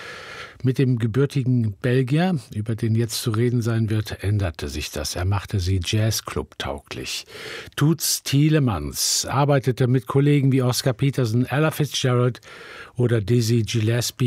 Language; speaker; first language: German; native; German